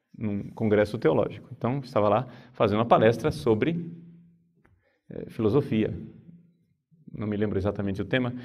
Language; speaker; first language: Portuguese; native; Portuguese